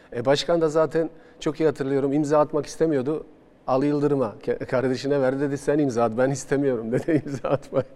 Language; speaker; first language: Turkish; non-native, fluent; Bosnian